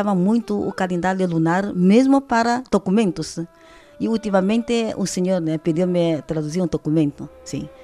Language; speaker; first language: Portuguese; non-native, fluent; Chinese